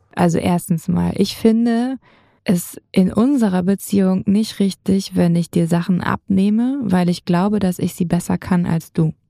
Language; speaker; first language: German; native; German